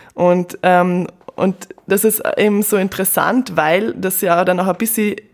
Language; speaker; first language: German; native; German